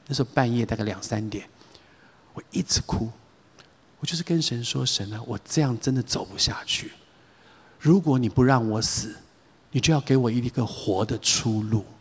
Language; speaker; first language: Chinese; native; Chinese